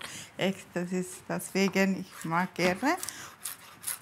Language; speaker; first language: German; non-native, learner; Tamil